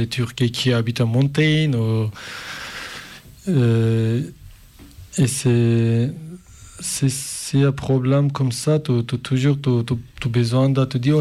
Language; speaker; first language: French; non-native, learner; Kurdish